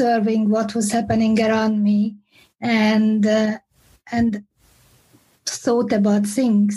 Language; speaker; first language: English; non-native, fluent; Hungarian